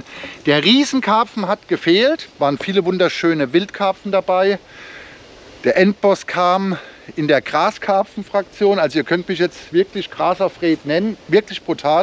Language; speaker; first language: German; native; German